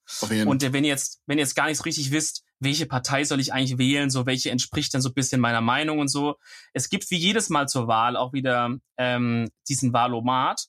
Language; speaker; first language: German; native; German